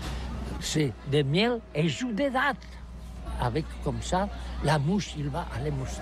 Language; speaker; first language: French; non-native, learner; Catalan